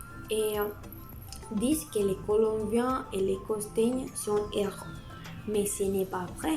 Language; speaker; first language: French; non-native, learner; Spanish